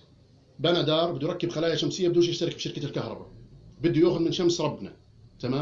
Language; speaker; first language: Arabic; native; Arabic